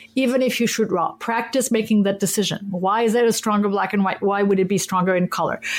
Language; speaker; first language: English; non-native, fluent; French